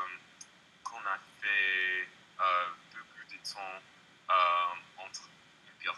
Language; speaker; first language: French; non-native, learner; English